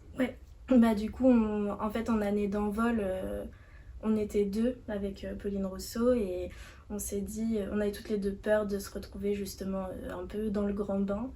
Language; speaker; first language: French; native; French